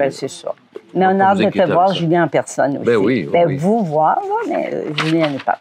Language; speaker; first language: French; native; French